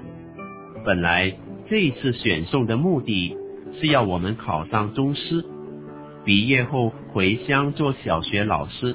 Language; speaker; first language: Chinese; native; Chinese